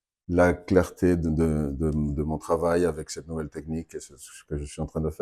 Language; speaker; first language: French; non-native, fluent; Spanish